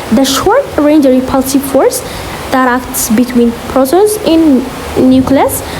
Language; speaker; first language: English; non-native, local second language; Amharic